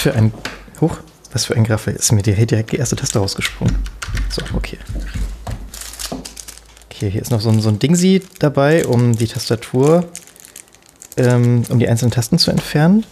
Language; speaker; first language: German; native; German